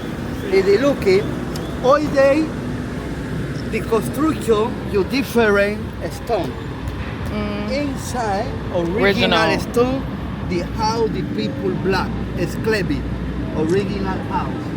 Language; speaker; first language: English; non-native, learner; Spanish